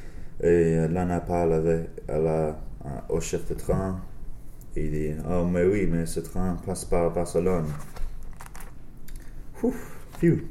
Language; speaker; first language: French; non-native, learner; English